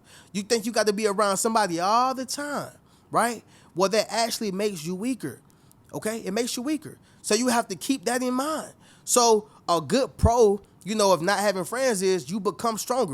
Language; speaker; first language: English; native; English